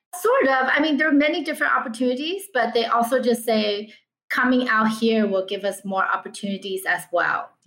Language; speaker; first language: English; early bilingual, other home language; Chinese